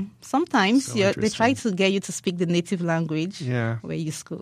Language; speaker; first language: English; non-native, local second language; Igbo